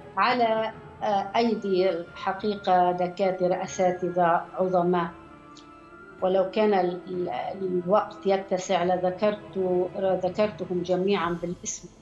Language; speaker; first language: Arabic; native; Arabic